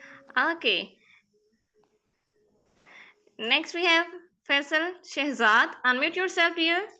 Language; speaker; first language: English; non-native, fluent; Urdu